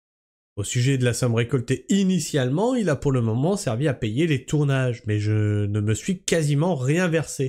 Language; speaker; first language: French; native; French